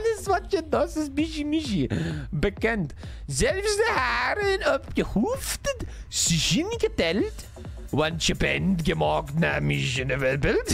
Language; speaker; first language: Dutch; non-native, learner; German